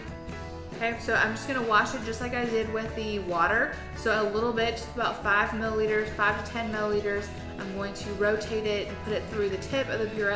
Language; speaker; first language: English; native; English